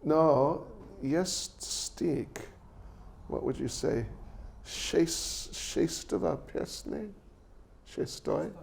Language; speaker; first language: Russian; non-native, learner; English